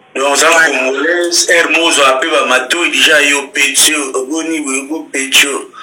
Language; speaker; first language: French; non-native, local second language; Lingala